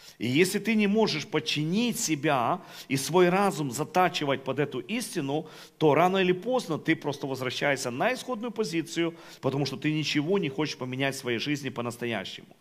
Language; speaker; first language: Russian; non-native, local second language; Ukrainian